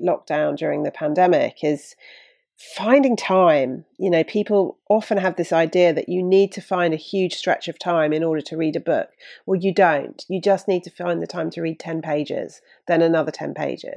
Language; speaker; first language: English; native; English